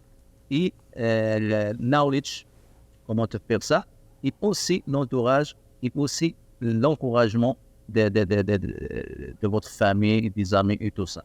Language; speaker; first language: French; non-native, learner; Arabic